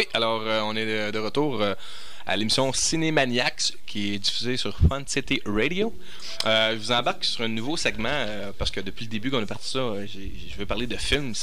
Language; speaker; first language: French; native; French